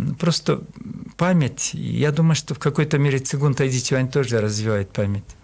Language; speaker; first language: Russian; non-native, local second language; Kyrgyz